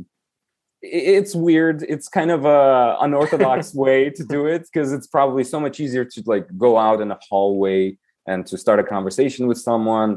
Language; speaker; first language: English; non-native, fluent; Romanian